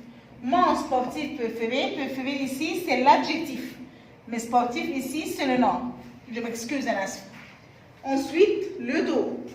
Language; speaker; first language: French; non-native, fluent; Arabic